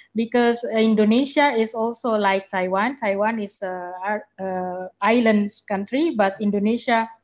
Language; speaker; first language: English; non-native, fluent; Indonesian